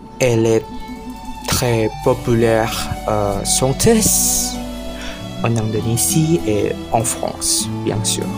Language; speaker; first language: French; non-native, learner; Indonesian